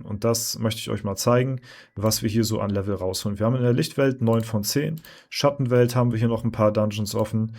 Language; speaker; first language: German; native; German